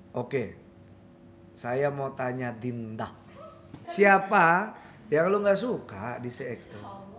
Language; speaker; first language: Indonesian; native; Indonesian